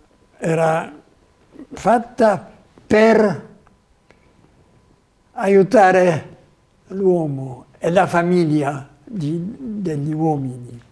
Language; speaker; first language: Italian; non-native, fluent; Polish